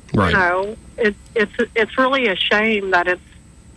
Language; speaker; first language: English; native; English